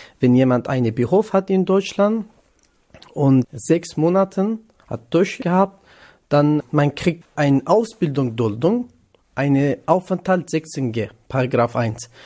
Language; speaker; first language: German; non-native, learner; Kurdish